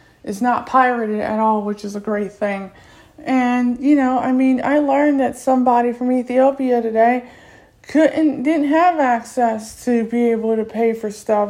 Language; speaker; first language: English; native; English